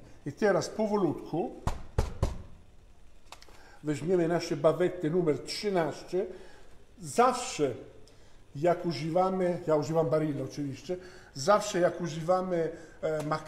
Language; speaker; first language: Polish; non-native, fluent; Italian